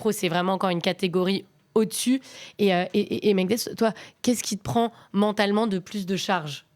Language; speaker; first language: French; native; French